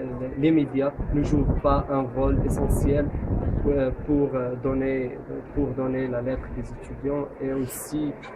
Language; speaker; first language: French; non-native, local second language; Arabic